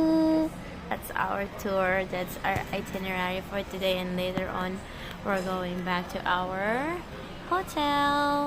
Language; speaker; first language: English; non-native, local second language; Filipino